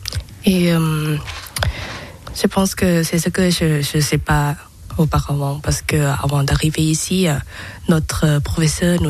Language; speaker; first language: French; non-native, learner; Thai